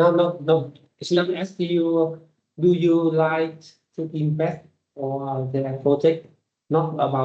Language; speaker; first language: English; non-native, learner; Vietnamese